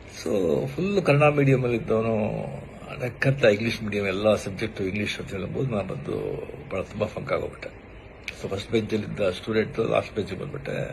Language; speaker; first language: Kannada; non-native, local second language; Marathi